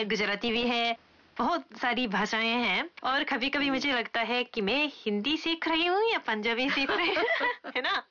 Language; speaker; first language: Hindi; non-native, fluent; Japanese